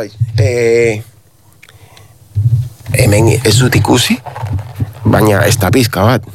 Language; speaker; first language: Basque; non-native, learner; Spanish